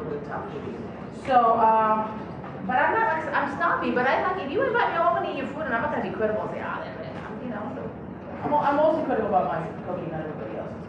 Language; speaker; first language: English; native; English